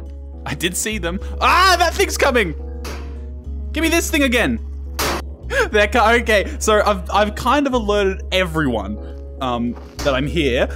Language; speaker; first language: English; native; English